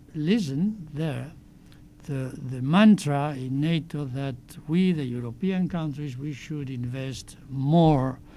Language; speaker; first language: English; non-native, fluent; Spanish